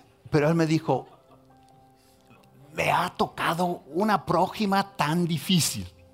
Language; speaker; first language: Spanish; non-native, fluent; English